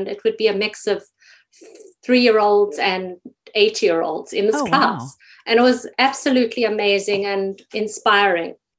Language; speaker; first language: English; native; English